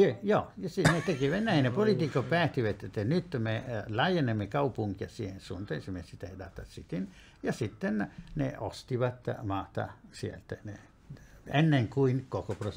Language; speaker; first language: Finnish; non-native, fluent; Italian